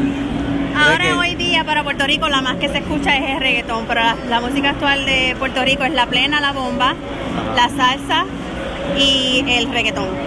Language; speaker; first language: Spanish; native; Spanish